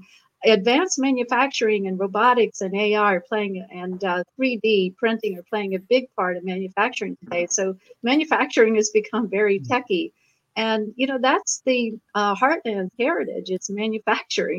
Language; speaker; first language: English; native; English